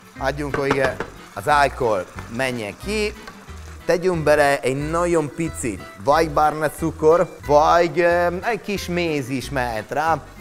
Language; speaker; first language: Hungarian; non-native, fluent; Italian